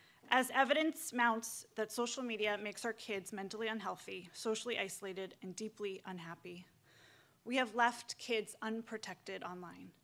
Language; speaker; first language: English; native; English